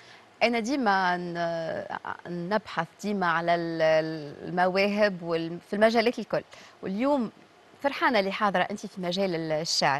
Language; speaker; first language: Arabic; native; Arabic